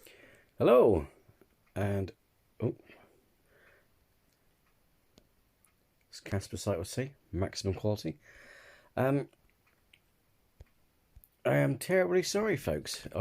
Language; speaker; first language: English; native; English